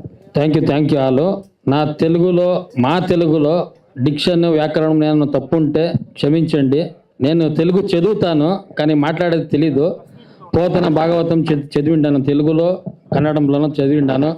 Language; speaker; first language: Telugu; non-native, learner; Kannada